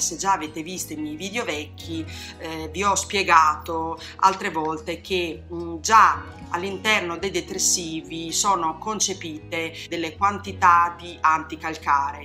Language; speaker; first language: Italian; native; Italian